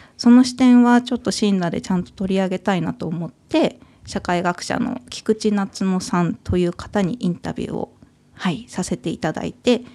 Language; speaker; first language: Japanese; native; Japanese